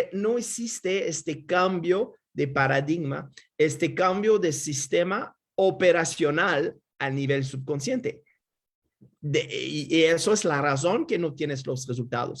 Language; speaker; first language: Spanish; non-native, fluent; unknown